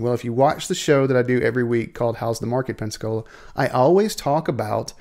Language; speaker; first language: English; native; English